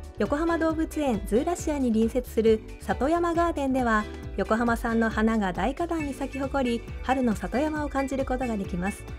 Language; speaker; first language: Japanese; native; Japanese